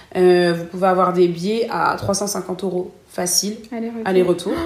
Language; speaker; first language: French; native; French